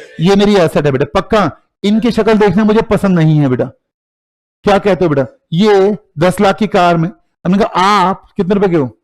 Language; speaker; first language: Hindi; native; Hindi